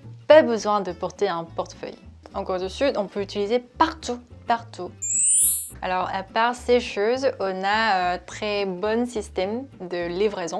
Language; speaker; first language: French; non-native, fluent; Korean